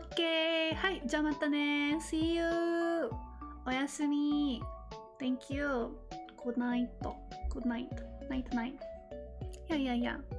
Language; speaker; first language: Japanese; non-native, learner; English